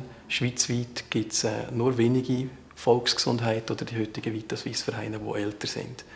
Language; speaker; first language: German; native; German